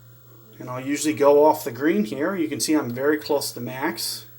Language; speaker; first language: English; native; English